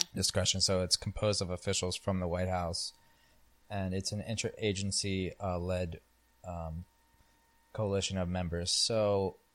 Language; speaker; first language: English; native; English